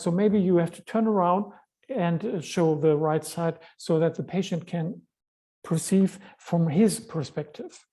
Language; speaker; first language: English; non-native, fluent; German